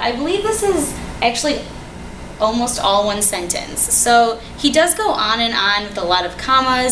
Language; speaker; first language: English; native; English